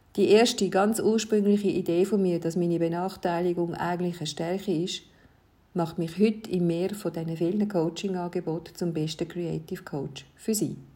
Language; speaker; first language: German; early bilingual, other home language; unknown